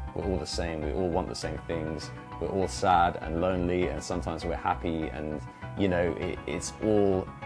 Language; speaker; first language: English; early bilingual, other home language; Chinese